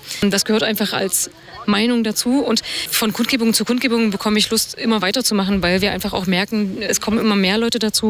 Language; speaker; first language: German; native; German